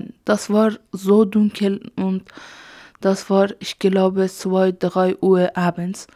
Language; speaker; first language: German; non-native, learner; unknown